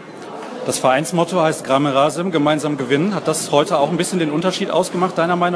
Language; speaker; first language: German; native; German